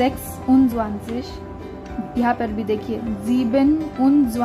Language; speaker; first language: German; non-native, fluent; Marathi